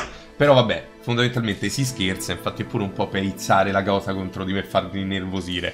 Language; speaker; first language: Italian; native; Italian